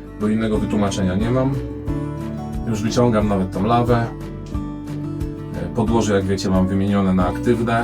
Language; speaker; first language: Polish; native; Polish